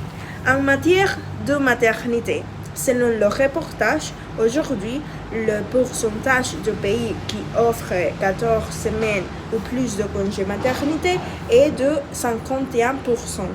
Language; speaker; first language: French; non-native, fluent; Spanish